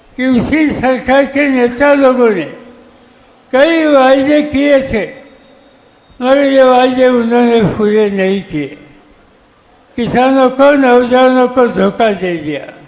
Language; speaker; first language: Hindi; non-native, local second language; Marathi